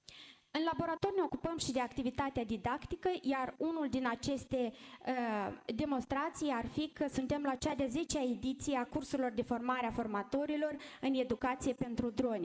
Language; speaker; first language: Romanian; native; Romanian